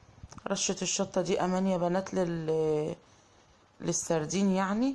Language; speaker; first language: Arabic; native; Arabic